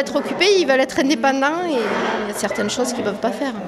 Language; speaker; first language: French; native; French